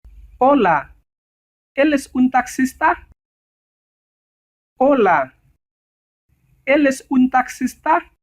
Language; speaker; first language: Spanish; non-native, learner; Haitian Creole